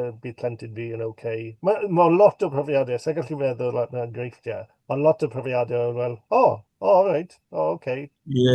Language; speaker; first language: Welsh; native; Welsh